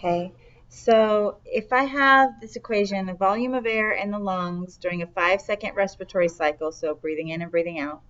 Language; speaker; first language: English; native; English